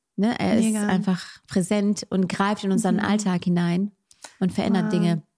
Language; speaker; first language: German; non-native, fluent; French